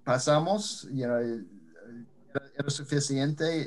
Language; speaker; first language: Spanish; non-native, fluent; English